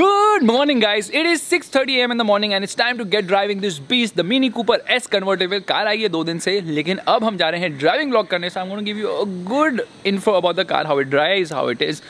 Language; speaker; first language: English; non-native, local second language; Hindi